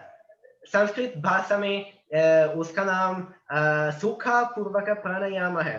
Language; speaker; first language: Hindi; non-native, learner; Italian